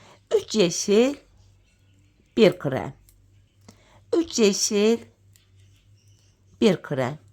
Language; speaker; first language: Turkish; native; Turkish